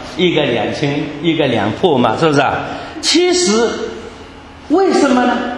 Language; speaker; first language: Chinese; native; Chinese